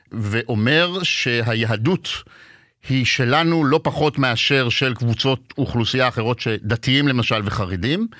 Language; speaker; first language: Hebrew; native; Hebrew